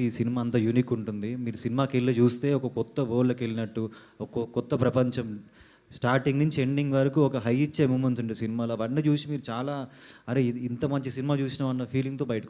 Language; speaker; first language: Telugu; native; Telugu